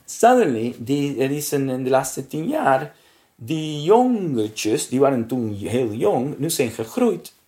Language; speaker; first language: Dutch; non-native, learner; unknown